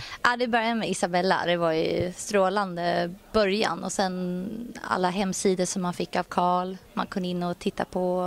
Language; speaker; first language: Swedish; native; Swedish